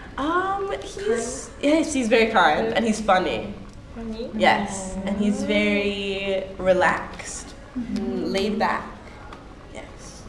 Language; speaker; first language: English; native; English